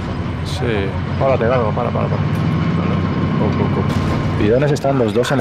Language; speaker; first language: Spanish; native; Spanish